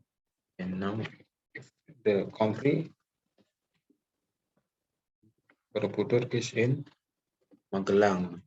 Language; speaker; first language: English; non-native, local second language; Indonesian